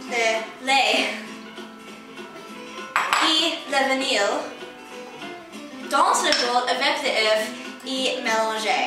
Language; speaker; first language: French; non-native, learner; English